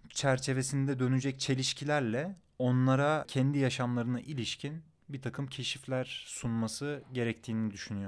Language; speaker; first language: Turkish; native; Turkish